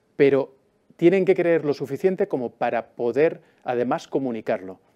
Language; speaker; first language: Spanish; native; Spanish